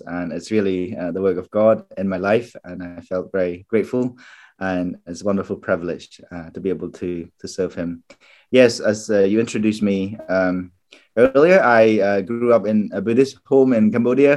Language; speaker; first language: English; non-native, fluent; Khmer